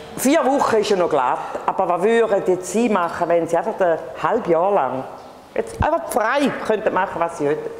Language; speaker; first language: German; native; German